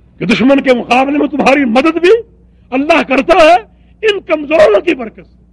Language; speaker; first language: Urdu; native; Urdu